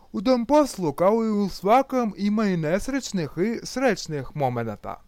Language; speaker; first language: Croatian; non-native, learner; Russian